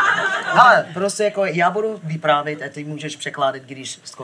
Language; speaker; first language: Czech; non-native, fluent; English